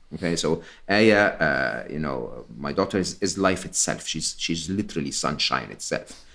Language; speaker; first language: English; non-native, fluent; Arabic